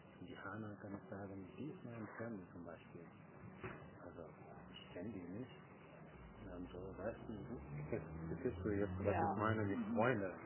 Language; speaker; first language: German; non-native, learner; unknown